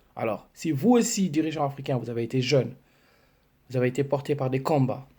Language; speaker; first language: French; non-native, local second language; Wolof